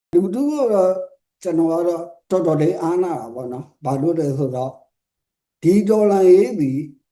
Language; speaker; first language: Burmese; non-native, local second language; S'gaw Karen